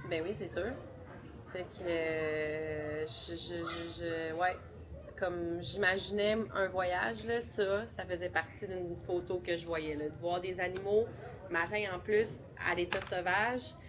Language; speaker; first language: French; native; French